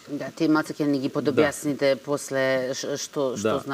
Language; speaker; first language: Macedonian; native; Macedonian